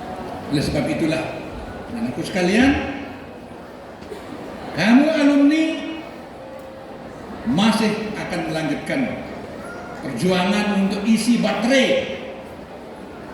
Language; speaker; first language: Indonesian; non-native, local second language; Sasak